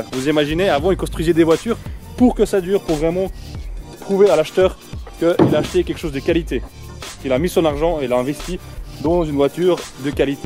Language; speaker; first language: French; native; French